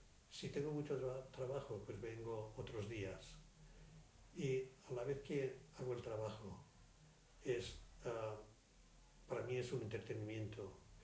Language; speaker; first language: Spanish; native; Spanish